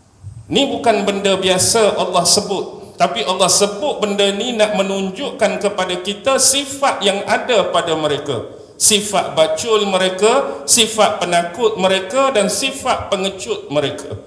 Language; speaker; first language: Malay; native; Malay